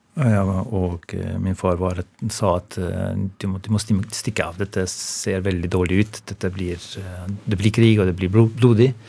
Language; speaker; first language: Norwegian; non-native, fluent; Albanian